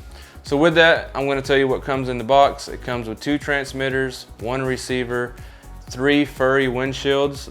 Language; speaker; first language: English; native; English